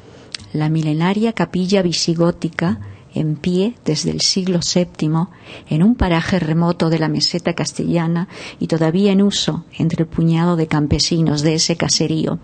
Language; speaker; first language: Spanish; native; Spanish